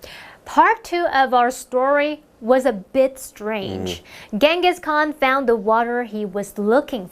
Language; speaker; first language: English; non-native, fluent; Chinese